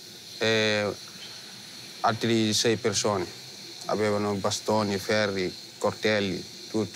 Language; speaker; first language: Italian; non-native, learner; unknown